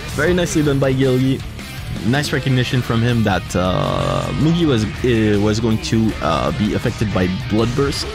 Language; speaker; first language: English; non-native, fluent; French